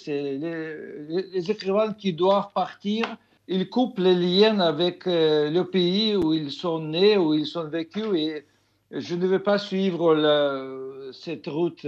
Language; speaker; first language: French; non-native, fluent; Russian